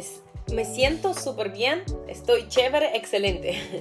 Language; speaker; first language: Spanish; non-native, fluent; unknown